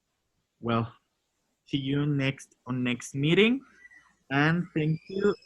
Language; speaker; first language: English; non-native, learner; Spanish